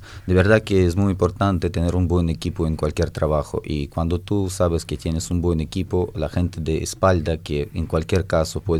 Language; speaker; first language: Spanish; non-native, fluent; Russian